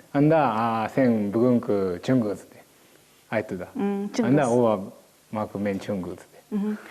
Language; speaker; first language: Kyrgyz; non-native, learner; Japanese